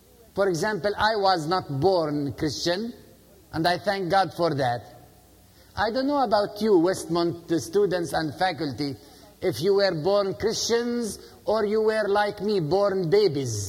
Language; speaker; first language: English; non-native, fluent; Arabic